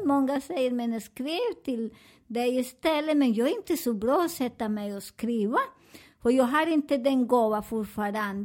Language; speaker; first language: Swedish; non-native, learner; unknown